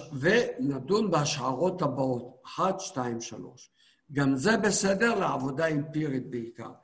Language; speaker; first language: Hebrew; native; Hebrew